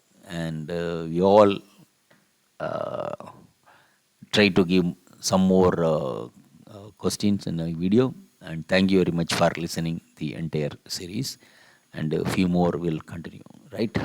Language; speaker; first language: English; non-native, local second language; Tamil